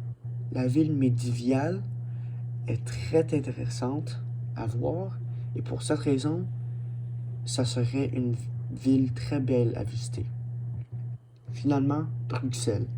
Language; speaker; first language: French; non-native, learner; English